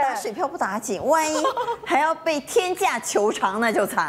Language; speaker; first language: Chinese; native; Chinese